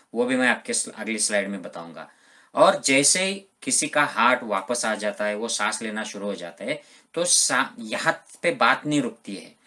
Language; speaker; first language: Hindi; non-native, local second language; Marathi